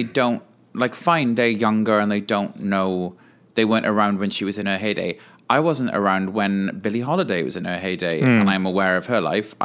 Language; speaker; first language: English; native; English